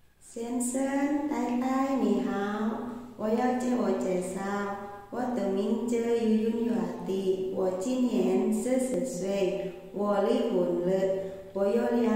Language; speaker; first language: Chinese; non-native, learner; Indonesian